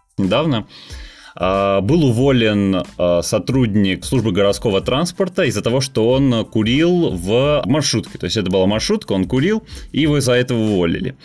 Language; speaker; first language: Russian; native; Russian